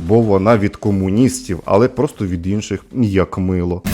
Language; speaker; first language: Ukrainian; non-native, local second language; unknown